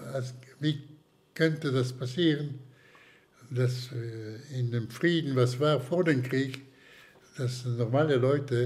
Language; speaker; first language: German; non-native, fluent; Slovak